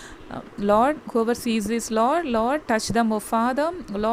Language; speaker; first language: English; non-native, local second language; Tamil